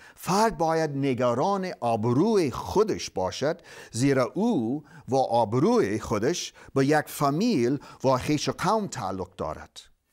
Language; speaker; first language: Persian; non-native, fluent; English